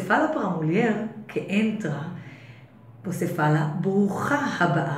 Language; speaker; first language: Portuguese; non-native, fluent; Hebrew